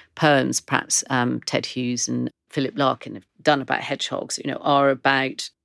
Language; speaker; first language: English; native; English